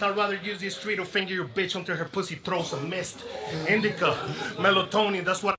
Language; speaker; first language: English; non-native, fluent; Spanish